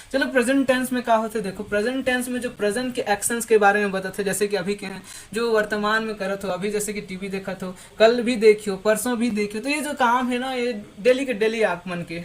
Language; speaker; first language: Hindi; native; Hindi